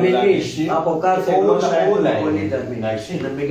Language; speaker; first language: Greek; non-native, learner; Punjabi